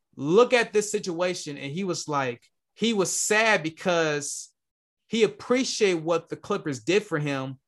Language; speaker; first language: English; native; English